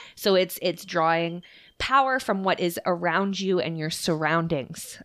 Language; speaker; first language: English; native; English